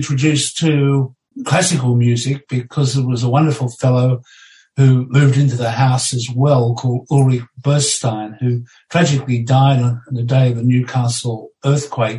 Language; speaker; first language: English; native; English